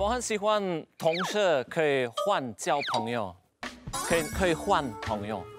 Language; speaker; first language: Chinese; non-native, learner; German